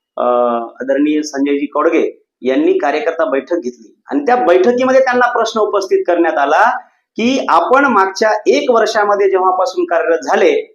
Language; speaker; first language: Marathi; non-native, local second language; Lambadi